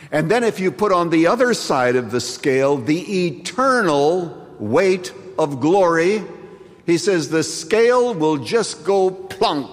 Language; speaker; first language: English; native; English